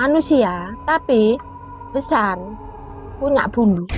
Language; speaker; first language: Indonesian; non-native, local second language; Javanese